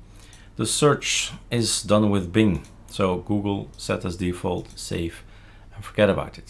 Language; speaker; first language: English; non-native, fluent; Dutch